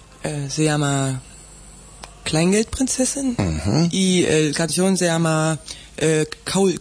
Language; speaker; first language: Spanish; non-native, fluent; German